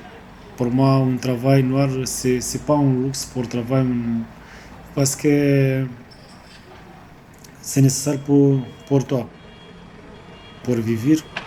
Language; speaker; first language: French; non-native, learner; Romanian